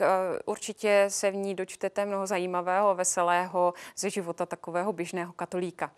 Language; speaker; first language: Czech; native; Czech